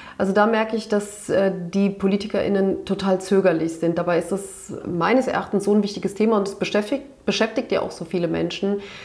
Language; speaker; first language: German; early bilingual, other home language; Turkish